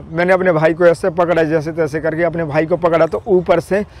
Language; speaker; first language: Hindi; native; Hindi